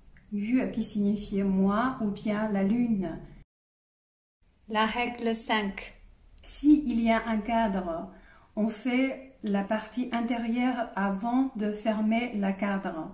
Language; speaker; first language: French; non-native, fluent; Chinese